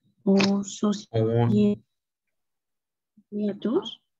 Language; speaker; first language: French; non-native, learner; Spanish